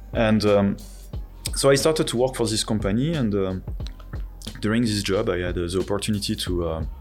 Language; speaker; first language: English; non-native, fluent; French